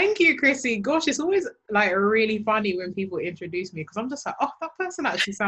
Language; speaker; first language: English; native; English